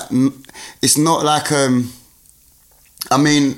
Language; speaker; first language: English; native; English